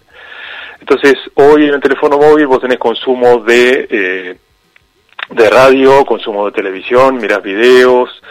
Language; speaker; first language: Spanish; native; Spanish